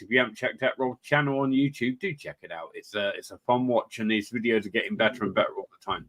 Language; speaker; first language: English; native; English